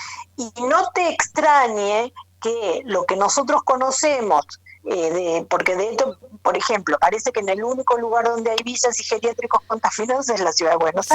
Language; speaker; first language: Spanish; native; Spanish